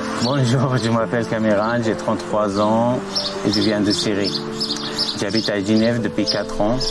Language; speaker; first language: French; non-native, learner; Arabic